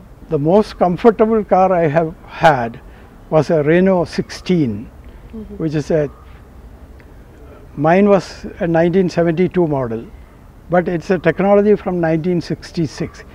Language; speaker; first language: English; non-native, local second language; Malayalam